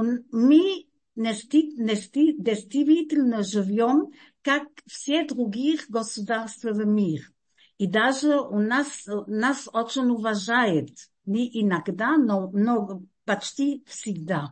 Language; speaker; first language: Russian; non-native, fluent; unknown